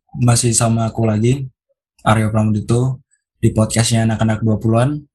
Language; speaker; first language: Indonesian; native; Indonesian